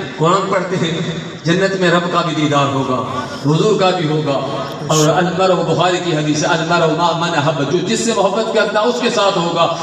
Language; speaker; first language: Urdu; non-native, local second language; Sindhi